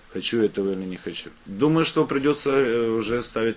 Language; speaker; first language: Russian; native; Russian